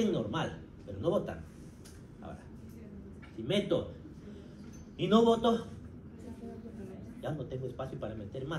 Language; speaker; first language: Spanish; native; Spanish